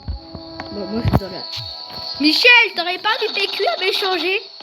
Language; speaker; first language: French; native; French